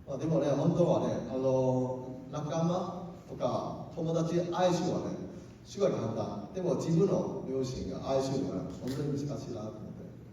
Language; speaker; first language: Japanese; non-native, learner; Cantonese